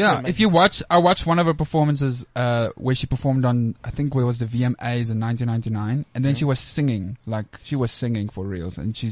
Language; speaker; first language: English; non-native, local second language; Afrikaans